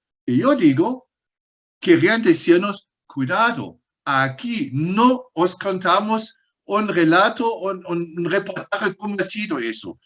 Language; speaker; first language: Spanish; non-native, fluent; German